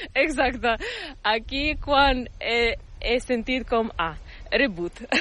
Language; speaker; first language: Catalan; non-native, fluent; Ukrainian